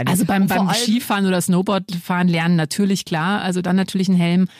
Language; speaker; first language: German; native; German